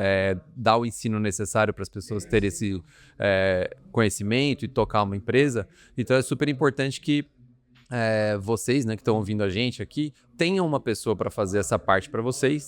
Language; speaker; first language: Portuguese; native; Portuguese